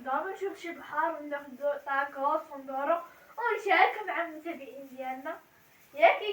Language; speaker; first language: Arabic; native; Arabic